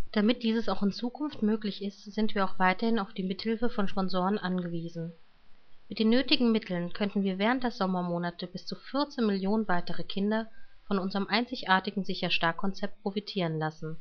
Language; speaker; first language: German; native; German